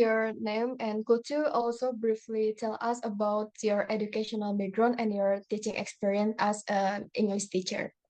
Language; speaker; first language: English; non-native, learner; Indonesian